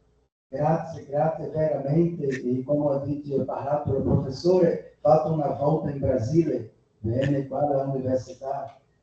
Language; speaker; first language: Italian; non-native, fluent; Portuguese